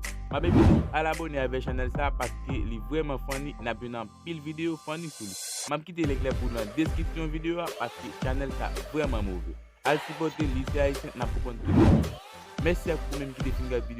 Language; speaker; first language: French; non-native, local second language; Haitian Creole